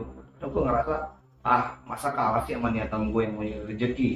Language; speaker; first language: Indonesian; native; Indonesian